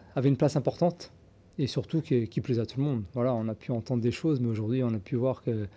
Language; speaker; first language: French; native; French